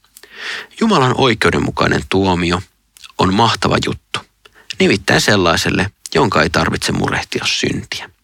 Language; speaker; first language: Finnish; native; Finnish